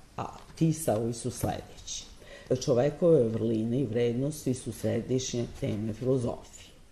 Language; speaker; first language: Serbian; native; Serbian